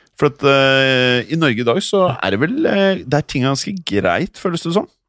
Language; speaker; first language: Norwegian; early bilingual, other home language; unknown